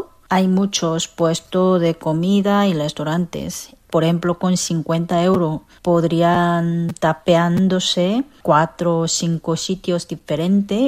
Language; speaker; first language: Spanish; non-native, fluent; Korean